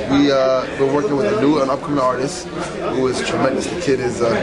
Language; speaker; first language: English; early bilingual, other home language; Spanish